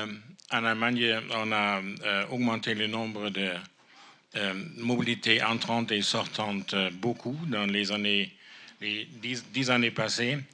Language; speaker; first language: French; non-native, fluent; German